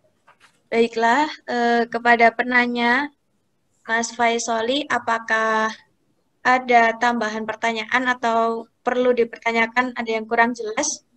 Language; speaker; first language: Indonesian; native; Indonesian